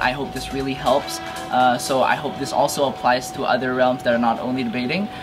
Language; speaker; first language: English; non-native, fluent; Indonesian